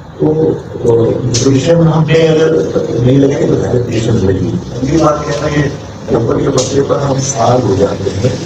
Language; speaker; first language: Urdu; native; Urdu